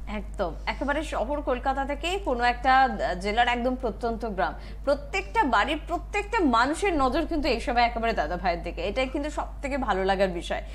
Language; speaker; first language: Bangla; native; Bangla